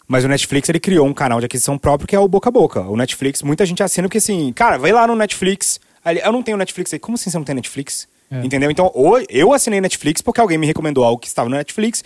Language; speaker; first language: Portuguese; native; Portuguese